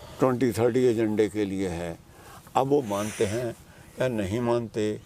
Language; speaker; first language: Hindi; non-native, local second language; Punjabi